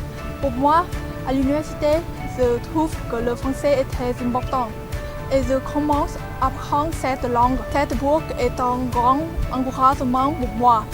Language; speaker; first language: French; non-native, learner; Vietnamese